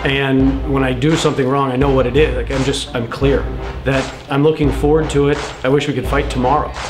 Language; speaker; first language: English; native; English